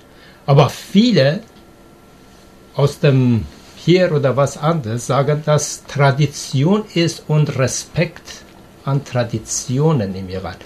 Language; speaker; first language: German; non-native, learner; Persian